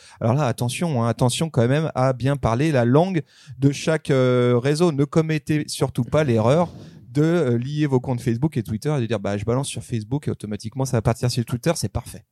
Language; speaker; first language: French; native; French